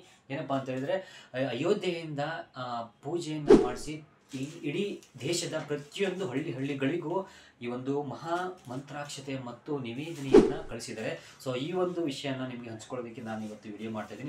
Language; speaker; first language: Kannada; native; Kannada